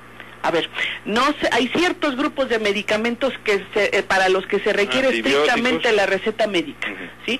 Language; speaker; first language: Spanish; native; Spanish